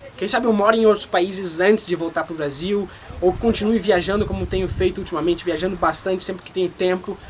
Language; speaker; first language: Portuguese; native; Portuguese